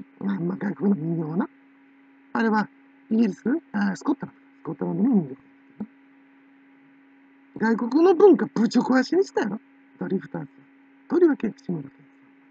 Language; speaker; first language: Japanese; native; Japanese